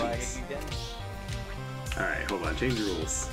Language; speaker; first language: English; native; English